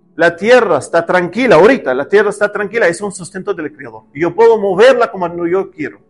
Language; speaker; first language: Spanish; non-native, learner; Arabic